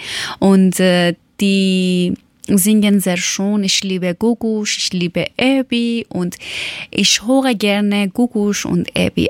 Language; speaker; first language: German; non-native, learner; Persian